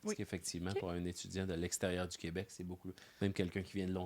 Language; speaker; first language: French; native; French